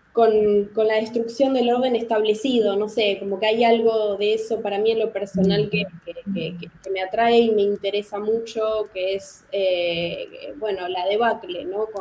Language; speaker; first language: Spanish; native; Spanish